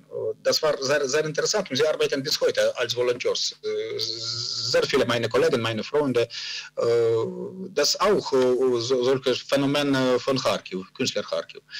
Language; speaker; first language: German; non-native, learner; Ukrainian